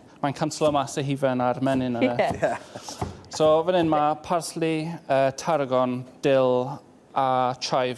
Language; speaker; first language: Welsh; native; Welsh